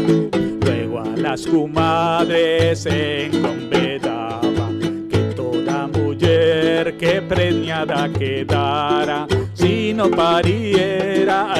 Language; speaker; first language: Spanish; native; Spanish